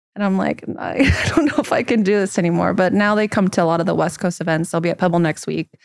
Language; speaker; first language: English; native; English